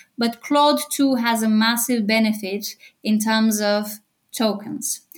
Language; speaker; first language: English; non-native, fluent; Bulgarian